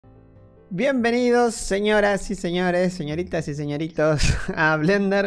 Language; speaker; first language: Spanish; native; Spanish